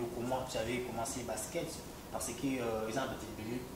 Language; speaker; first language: French; non-native, local second language; Lingala